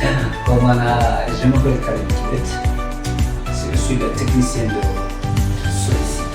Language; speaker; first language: French; non-native, learner; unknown